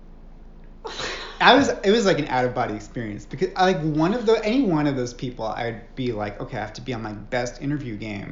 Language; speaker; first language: English; native; English